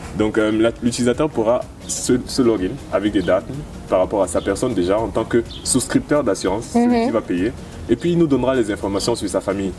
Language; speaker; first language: French; native; French